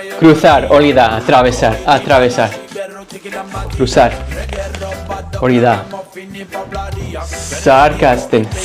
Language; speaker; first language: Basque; non-native, learner; English